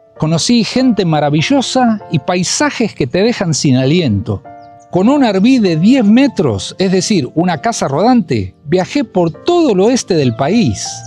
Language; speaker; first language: Spanish; native; Spanish